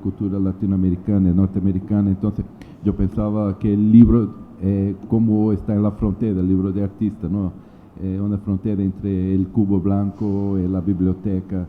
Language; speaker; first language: Spanish; non-native, learner; Portuguese